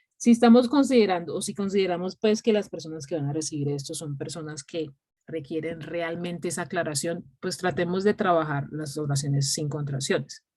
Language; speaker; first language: Spanish; non-native, local second language; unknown